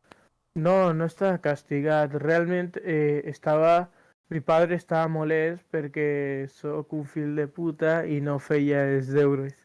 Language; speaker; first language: Catalan; early bilingual, other home language; Urdu